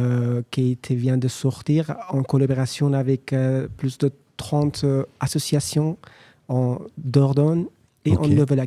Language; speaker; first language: French; non-native, learner; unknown